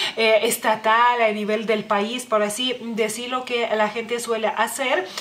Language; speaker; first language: Spanish; non-native, fluent; Lithuanian